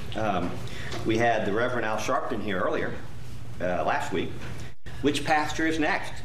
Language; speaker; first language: English; native; English